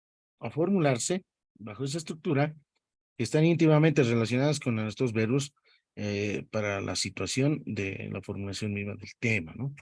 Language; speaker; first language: Spanish; native; Spanish